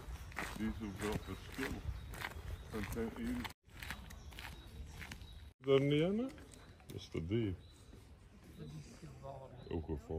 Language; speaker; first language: Dutch; native; Dutch